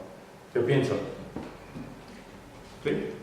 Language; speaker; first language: Spanish; non-native, fluent; Western Frisian